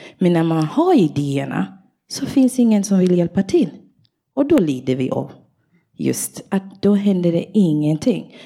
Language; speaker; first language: Swedish; early bilingual, other home language; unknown